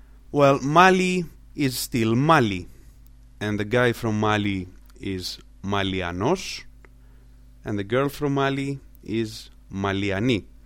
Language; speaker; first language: English; non-native, fluent; Greek